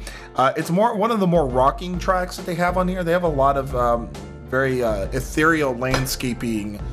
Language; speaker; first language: English; native; English